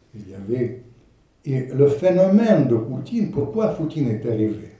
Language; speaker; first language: French; non-native, fluent; Ukrainian